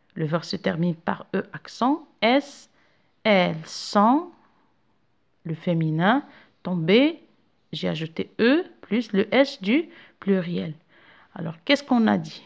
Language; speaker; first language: French; non-native, local second language; Arabic